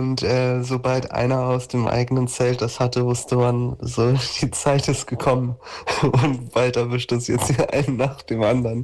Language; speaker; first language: German; native; German